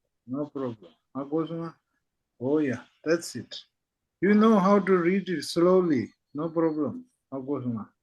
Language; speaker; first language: English; non-native, fluent; Tibetan